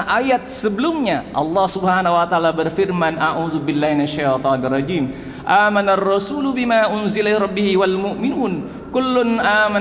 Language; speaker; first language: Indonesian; native; Indonesian